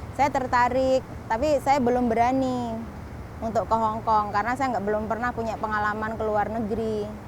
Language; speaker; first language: Indonesian; native; Indonesian